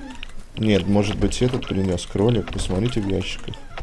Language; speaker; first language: Russian; native; Russian